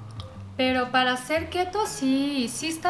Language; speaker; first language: Spanish; non-native, fluent; Korean